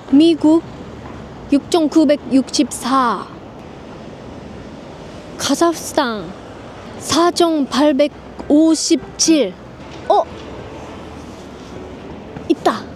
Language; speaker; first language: Korean; non-native, learner; Japanese